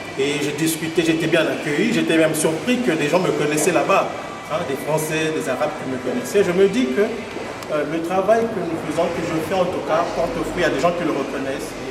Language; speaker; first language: French; non-native, local second language; Lingala